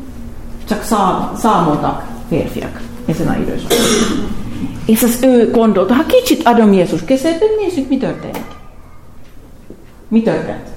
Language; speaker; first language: Hungarian; non-native, learner; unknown